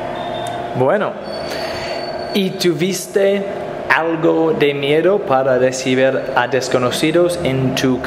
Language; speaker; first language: Spanish; non-native, learner; English